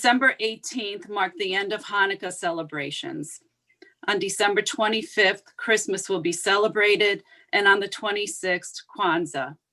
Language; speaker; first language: English; native; English